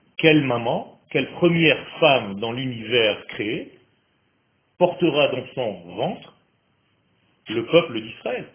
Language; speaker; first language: French; non-native, fluent; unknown